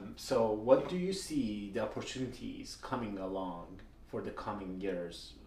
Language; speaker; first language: English; non-native, fluent; Persian